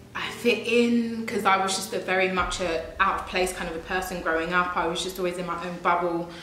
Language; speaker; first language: English; native; English